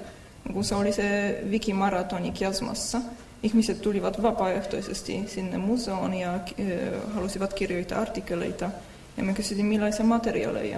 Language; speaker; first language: Finnish; non-native, fluent; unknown